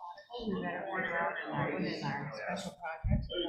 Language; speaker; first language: English; native; English